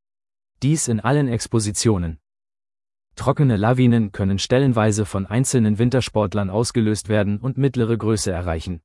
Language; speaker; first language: German; native; German